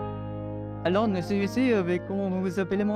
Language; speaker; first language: French; non-native, learner; Filipino